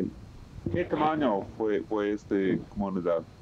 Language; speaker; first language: Spanish; non-native, learner; English